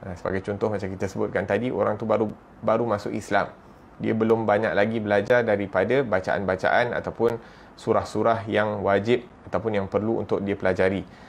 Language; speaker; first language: Malay; native; Malay